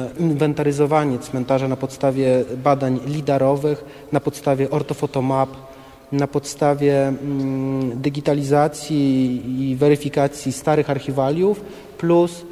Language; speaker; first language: Polish; native; Polish